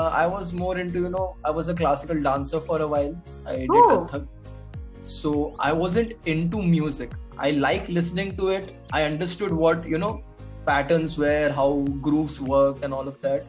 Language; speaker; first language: English; non-native, local second language; Hindi